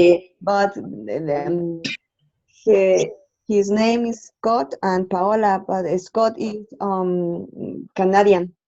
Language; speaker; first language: English; non-native, learner; Spanish